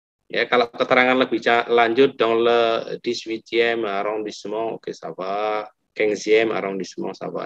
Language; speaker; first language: French; non-native, fluent; Indonesian